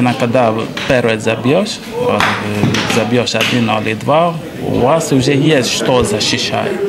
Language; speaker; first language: Russian; non-native, learner; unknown